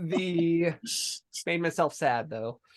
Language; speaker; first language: English; native; English